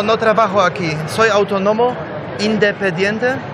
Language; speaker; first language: Spanish; non-native, learner; Polish